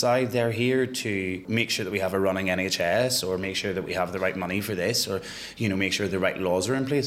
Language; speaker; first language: English; native; English